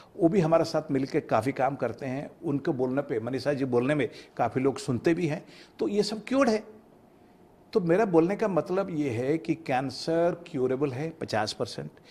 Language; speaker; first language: Hindi; non-native, local second language; Odia